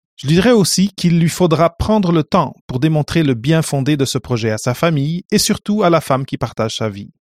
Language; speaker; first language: French; native; French